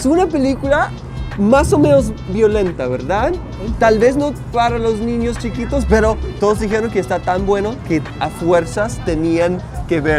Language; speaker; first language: Spanish; non-native, fluent; English